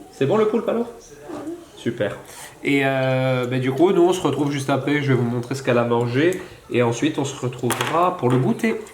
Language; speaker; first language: French; native; French